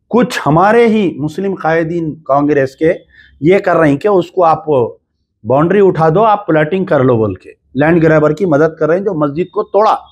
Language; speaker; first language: Urdu; native; Urdu